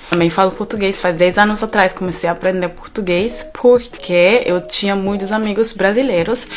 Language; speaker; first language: Portuguese; non-native, fluent; German